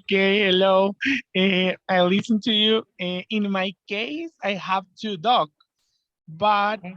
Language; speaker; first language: English; non-native, learner; Spanish